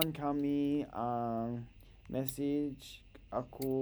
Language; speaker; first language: Indonesian; non-native, learner; English